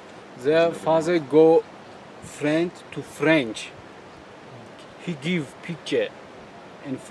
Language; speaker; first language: English; non-native, learner; Tajik